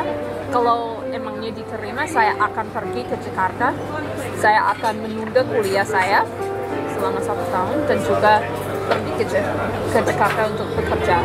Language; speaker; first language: Indonesian; non-native, fluent; English